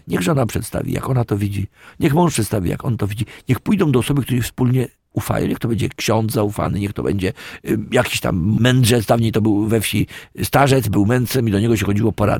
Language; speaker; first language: Polish; native; Polish